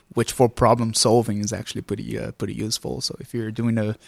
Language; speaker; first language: English; non-native, fluent; Portuguese